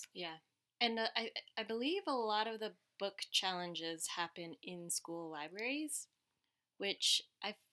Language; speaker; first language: English; early bilingual, other home language; Cantonese